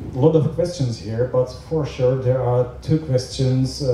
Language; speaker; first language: English; non-native, fluent; Czech